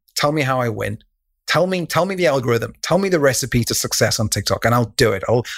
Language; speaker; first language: English; native; English